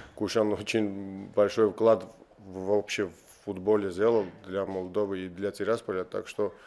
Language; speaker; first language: Russian; non-native, local second language; Georgian